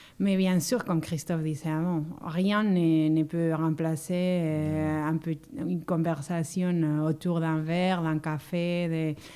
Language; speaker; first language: French; non-native, fluent; Spanish